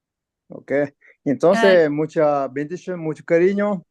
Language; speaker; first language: Spanish; non-native, learner; Tibetan